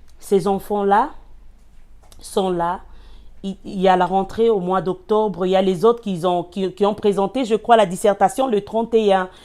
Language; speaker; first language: French; non-native, local second language; Lingala